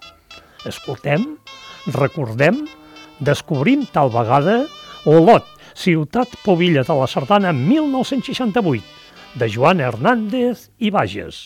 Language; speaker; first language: Catalan; native; Catalan